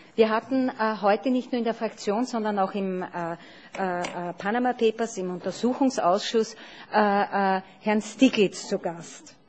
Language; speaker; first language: German; native; German